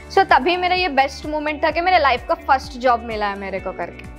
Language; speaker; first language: Hindi; non-native, local second language; Urdu